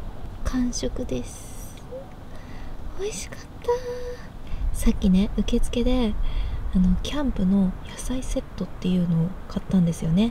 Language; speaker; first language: Japanese; native; Japanese